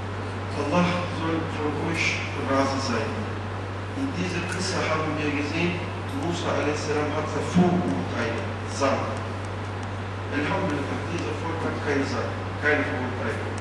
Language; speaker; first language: German; non-native, fluent; Turkish